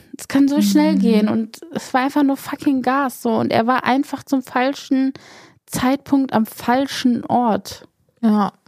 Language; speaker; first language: German; early bilingual, other home language; Polish